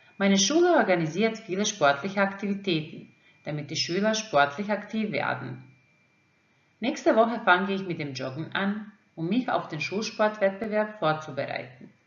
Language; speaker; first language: German; non-native, fluent; Croatian